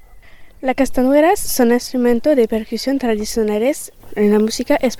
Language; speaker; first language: Spanish; non-native, learner; French